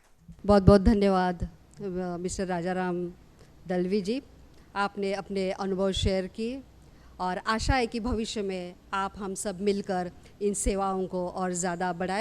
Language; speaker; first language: Hindi; native; Hindi